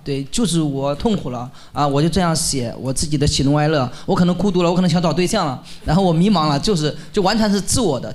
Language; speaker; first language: Chinese; native; Chinese